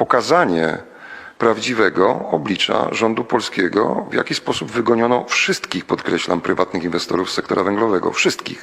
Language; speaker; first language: Polish; native; Polish